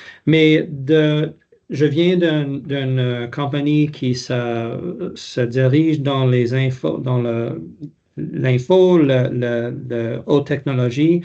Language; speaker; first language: French; non-native, local second language; English